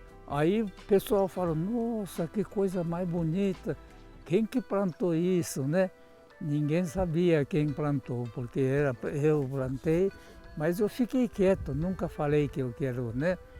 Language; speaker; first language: Portuguese; non-native, local second language; Japanese